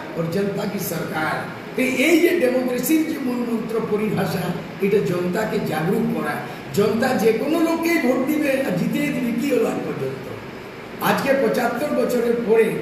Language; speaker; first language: Bangla; non-native, local second language; Santali